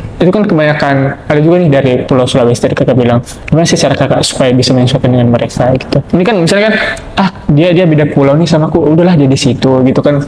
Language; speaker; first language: Indonesian; native; Indonesian